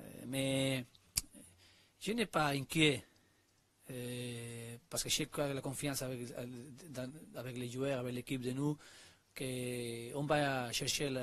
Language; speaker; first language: French; non-native, learner; Spanish